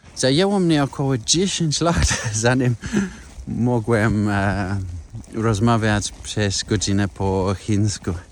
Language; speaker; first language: Polish; non-native, learner; English